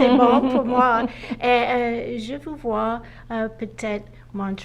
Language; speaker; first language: French; non-native, learner; English